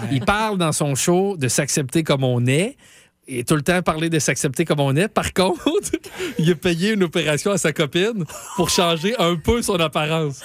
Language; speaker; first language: French; native; French